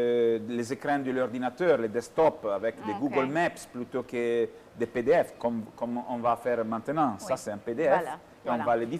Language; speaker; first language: French; non-native, fluent; Italian